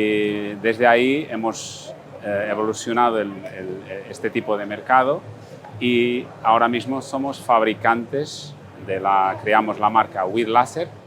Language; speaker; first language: Spanish; non-native, fluent; Portuguese